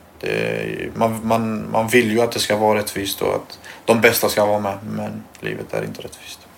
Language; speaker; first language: Swedish; early bilingual, other home language; Albanian